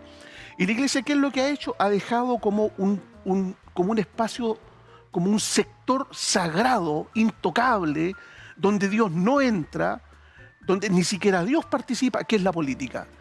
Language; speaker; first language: Spanish; native; Spanish